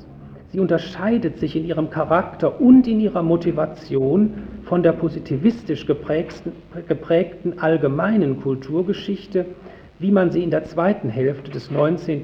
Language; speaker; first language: German; native; German